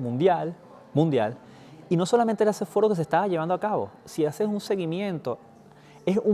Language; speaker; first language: Spanish; native; Spanish